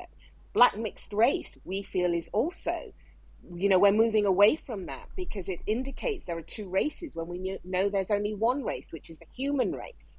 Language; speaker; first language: English; non-native, local second language; Yoruba